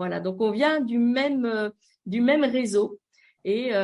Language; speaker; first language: French; native; French